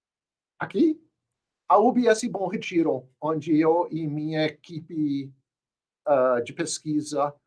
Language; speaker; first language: Portuguese; non-native, fluent; English